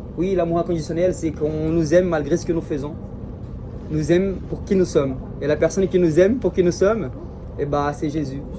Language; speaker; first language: French; early bilingual, other home language; Portuguese